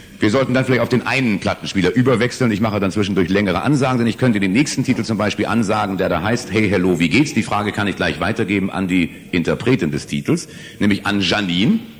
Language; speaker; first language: German; native; German